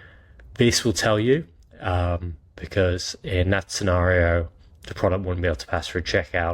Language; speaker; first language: English; native; English